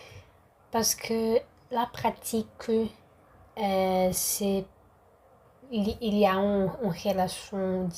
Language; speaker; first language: French; non-native, learner; Portuguese